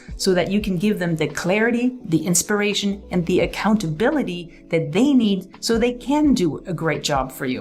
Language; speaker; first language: English; native; English